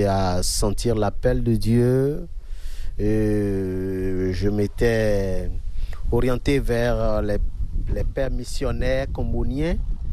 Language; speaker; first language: French; non-native, local second language; Fon